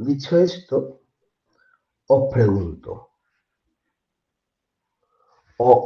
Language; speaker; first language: Spanish; native; Spanish